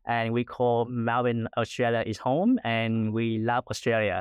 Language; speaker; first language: English; non-native, fluent; Vietnamese